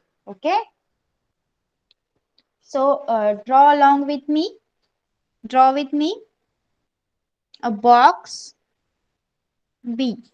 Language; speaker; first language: English; non-native, local second language; Marathi